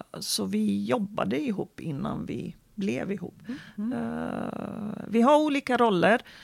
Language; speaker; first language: Swedish; non-native, fluent; Arabic